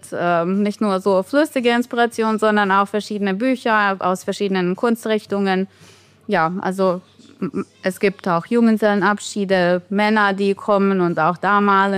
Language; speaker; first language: German; non-native, fluent; Bosnian